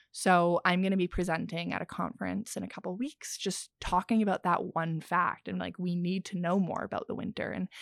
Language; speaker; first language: English; native; English